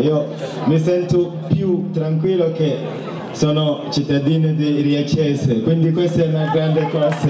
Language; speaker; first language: Italian; non-native, learner; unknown